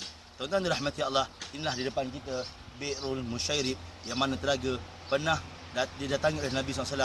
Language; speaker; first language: Malay; native; Malay